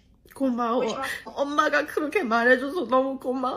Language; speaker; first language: Korean; early bilingual, heritage; Korean